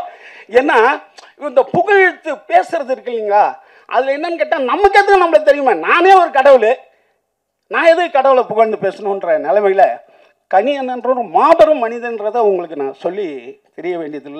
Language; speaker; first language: Tamil; native; Tamil